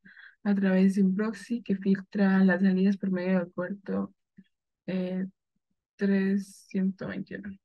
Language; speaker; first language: Spanish; native; Spanish